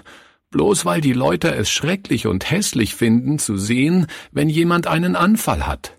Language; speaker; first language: German; native; German